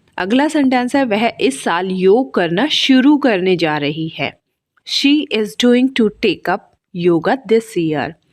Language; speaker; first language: Hindi; native; Hindi